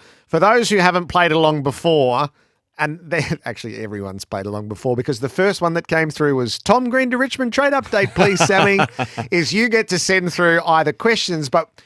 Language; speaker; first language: English; native; English